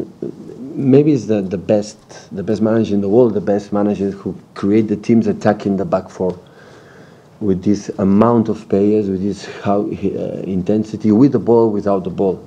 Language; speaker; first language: English; non-native, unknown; Catalan